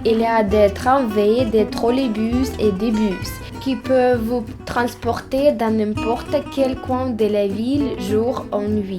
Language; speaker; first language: French; non-native, learner; Ukrainian